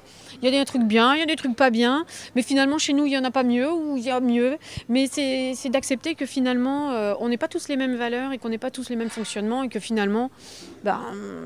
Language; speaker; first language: French; native; French